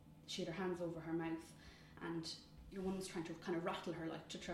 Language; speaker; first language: English; native; English